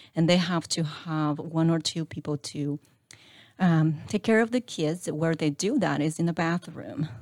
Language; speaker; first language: English; non-native, fluent; Chinese